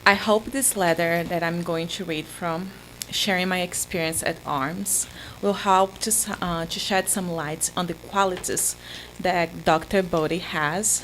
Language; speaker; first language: English; non-native, fluent; Portuguese